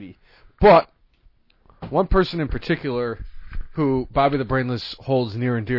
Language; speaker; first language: English; native; English